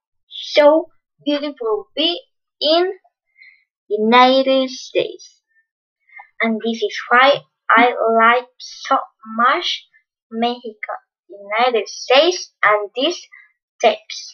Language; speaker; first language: English; non-native, learner; Spanish